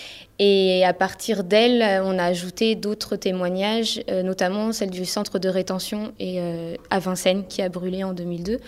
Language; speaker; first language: French; native; French